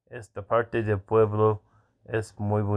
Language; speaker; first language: Spanish; non-native, learner; English